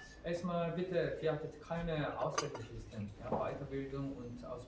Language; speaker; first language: German; non-native, learner; Korean